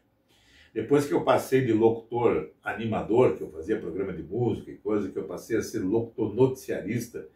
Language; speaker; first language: Portuguese; native; Portuguese